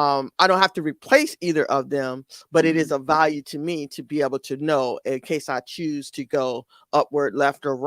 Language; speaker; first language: English; native; English